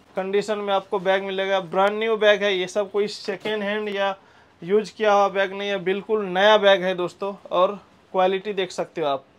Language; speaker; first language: Hindi; non-native, local second language; Marathi